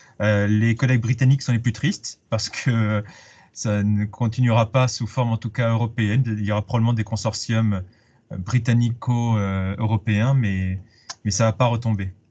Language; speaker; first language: French; native; French